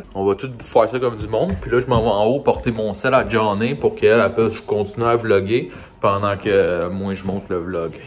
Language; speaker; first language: French; native; French